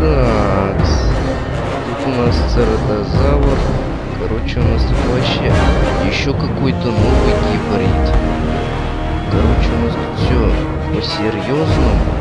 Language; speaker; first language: Russian; native; Russian